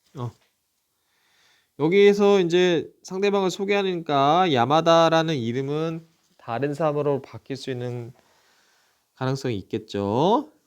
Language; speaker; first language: Korean; native; Korean